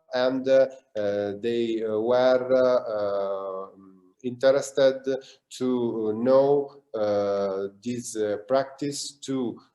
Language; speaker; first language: English; non-native, learner; Italian